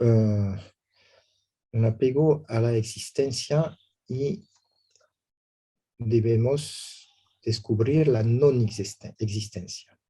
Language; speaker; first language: Spanish; non-native, learner; French